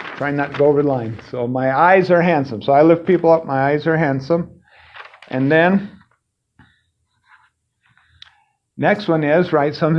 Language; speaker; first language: English; native; English